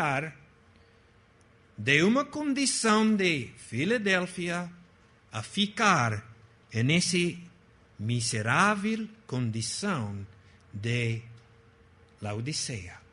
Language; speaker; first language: Portuguese; non-native, fluent; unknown